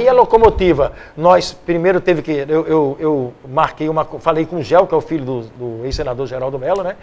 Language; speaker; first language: Portuguese; native; Portuguese